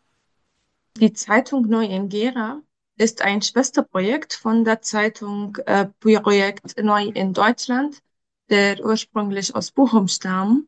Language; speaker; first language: German; non-native, fluent; Arabic